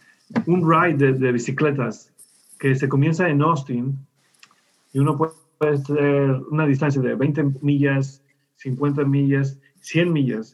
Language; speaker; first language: Spanish; early bilingual, heritage; Spanish